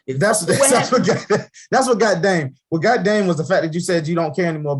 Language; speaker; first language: English; native; English